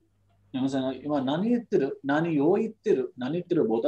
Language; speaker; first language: Japanese; non-native, fluent; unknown